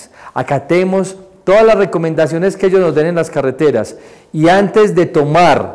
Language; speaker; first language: Spanish; native; Spanish